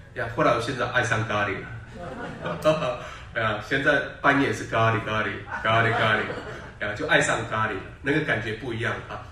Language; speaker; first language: Chinese; native; Chinese